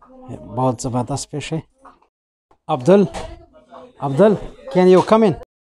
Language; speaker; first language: Urdu; non-native, fluent; Pashto